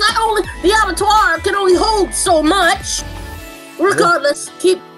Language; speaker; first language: English; native; English